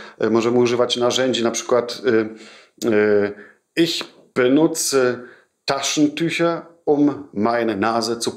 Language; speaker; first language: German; non-native, fluent; Polish